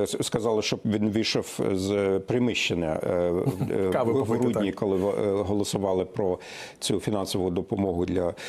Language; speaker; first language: Ukrainian; non-native, fluent; German